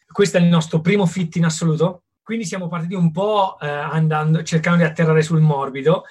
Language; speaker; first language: Italian; native; Italian